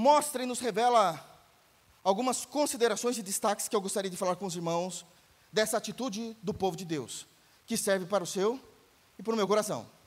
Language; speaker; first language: Portuguese; native; Portuguese